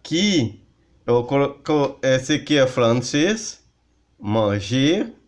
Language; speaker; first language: Portuguese; non-native, learner; Haitian Creole